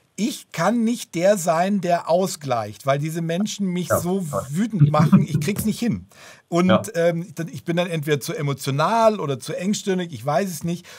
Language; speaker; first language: German; native; German